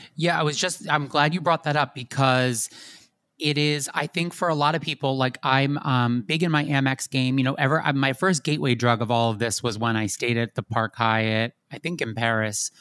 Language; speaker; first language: English; native; English